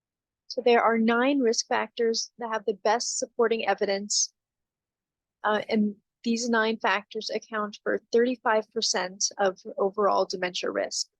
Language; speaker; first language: English; native; English